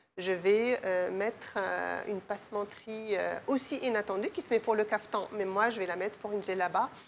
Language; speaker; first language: French; non-native, local second language; Arabic